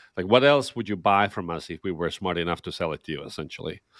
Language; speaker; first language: English; non-native, fluent; Estonian